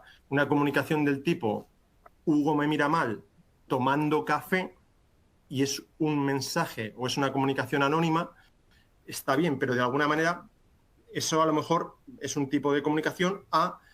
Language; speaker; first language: Spanish; native; Spanish